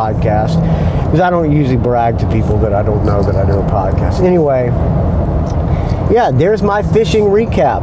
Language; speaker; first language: English; native; English